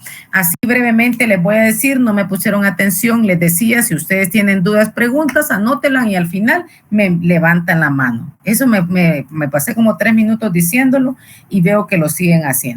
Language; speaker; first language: Spanish; native; Spanish